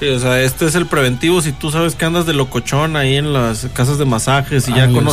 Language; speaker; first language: Spanish; native; Spanish